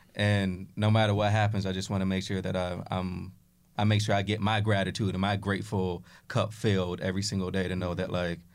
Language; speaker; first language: English; native; English